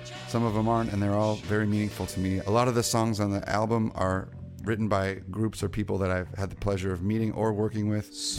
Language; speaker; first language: English; native; English